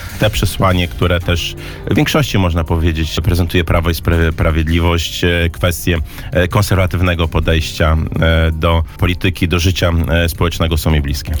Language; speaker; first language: Polish; native; Polish